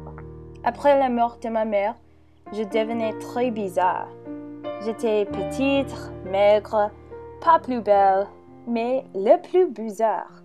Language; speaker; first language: French; non-native, learner; English